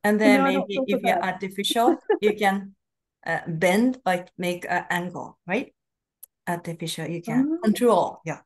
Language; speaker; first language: English; non-native, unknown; Japanese